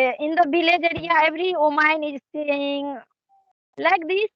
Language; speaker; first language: English; non-native, learner; Hindi